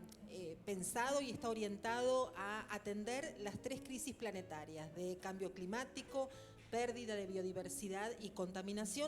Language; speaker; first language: Spanish; native; Spanish